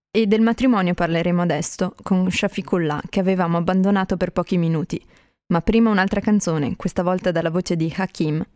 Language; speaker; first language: Italian; native; Italian